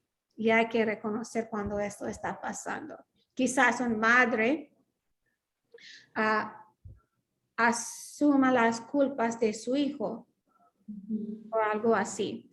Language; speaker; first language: Spanish; non-native, fluent; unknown